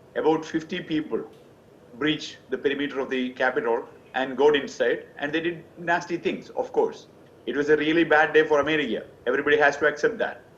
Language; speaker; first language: English; non-native, local second language; Malayalam